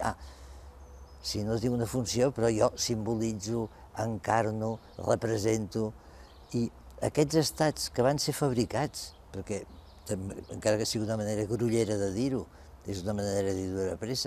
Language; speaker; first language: Catalan; native; Catalan